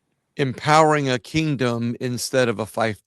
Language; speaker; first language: English; native; English